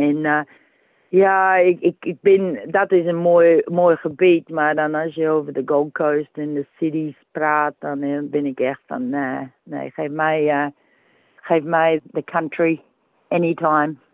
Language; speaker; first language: Dutch; early bilingual, heritage; Dutch